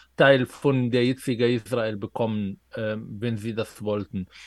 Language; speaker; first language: German; non-native, fluent; Arabic